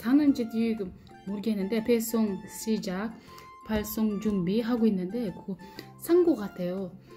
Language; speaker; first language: Korean; non-native, fluent; Uzbek